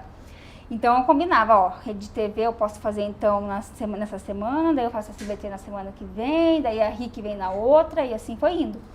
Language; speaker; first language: Portuguese; native; Portuguese